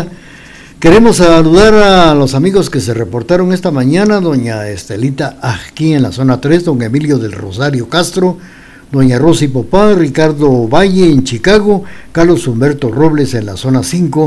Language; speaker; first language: Spanish; native; Spanish